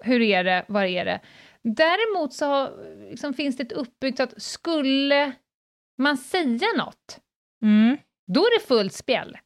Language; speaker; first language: Swedish; native; Swedish